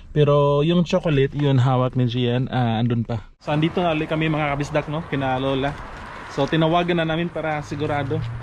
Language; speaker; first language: Filipino; non-native, local second language; Cebuano